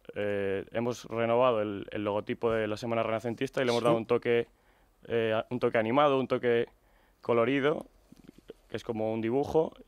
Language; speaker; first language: Spanish; native; Spanish